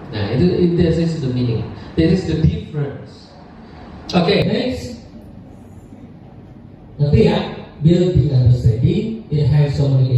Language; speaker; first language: English; non-native, learner; Indonesian